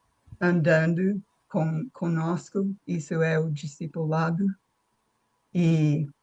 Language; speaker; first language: Portuguese; non-native, fluent; English